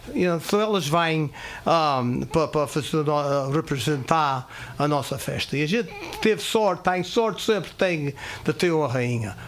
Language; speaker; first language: Portuguese; early bilingual, heritage; Portuguese